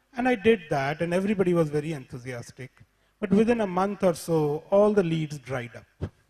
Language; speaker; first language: English; non-native, local second language; Punjabi